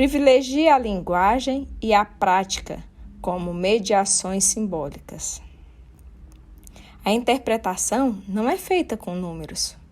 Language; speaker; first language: Portuguese; native; Portuguese